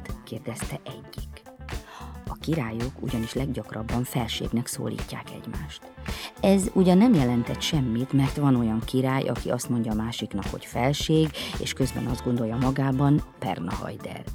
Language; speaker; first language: Hungarian; native; Hungarian